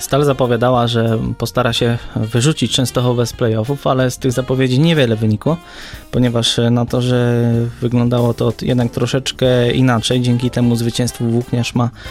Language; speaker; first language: Polish; native; Polish